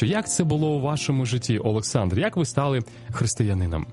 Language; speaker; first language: Ukrainian; native; Ukrainian